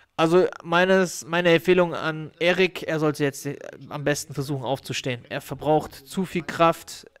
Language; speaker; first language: German; native; German